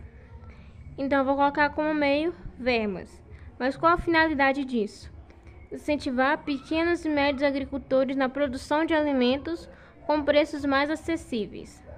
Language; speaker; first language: Portuguese; native; Portuguese